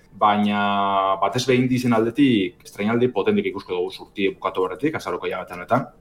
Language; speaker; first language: Basque; native; Basque